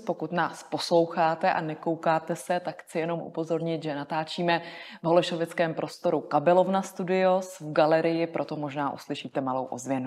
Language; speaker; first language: Czech; native; Czech